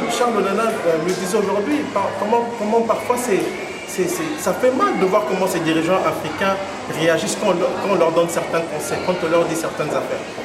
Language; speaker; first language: French; non-native, local second language; Lingala